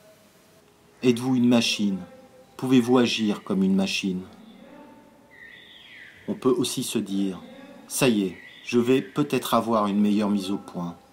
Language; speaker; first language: French; native; French